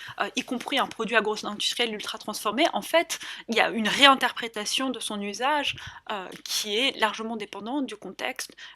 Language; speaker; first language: French; native; French